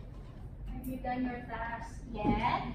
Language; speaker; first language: English; non-native, fluent; Indonesian